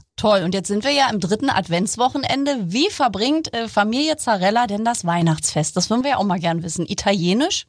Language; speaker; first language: German; native; German